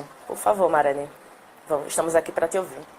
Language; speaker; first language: Portuguese; native; Portuguese